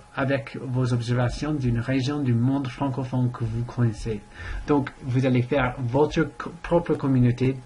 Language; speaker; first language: French; non-native, fluent; English